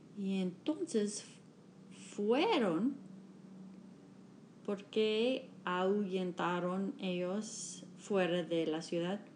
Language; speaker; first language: Spanish; non-native, learner; English